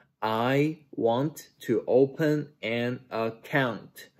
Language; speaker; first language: English; non-native, fluent; Chinese